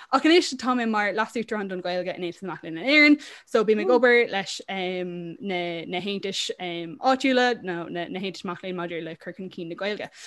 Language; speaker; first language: Irish; non-native, local second language; English